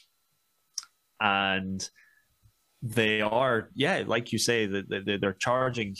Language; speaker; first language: English; native; English